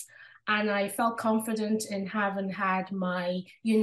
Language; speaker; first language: English; non-native, local second language; Yoruba